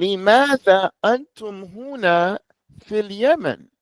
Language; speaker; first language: Arabic; non-native, fluent; English